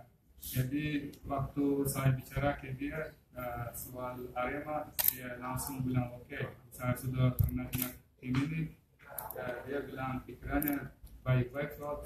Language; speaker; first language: Indonesian; non-native, fluent; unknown